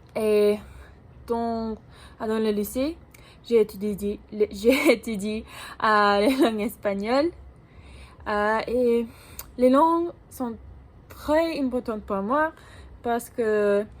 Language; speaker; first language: French; non-native, learner; English